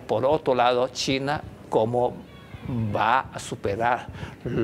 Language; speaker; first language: Spanish; non-native, fluent; Chinese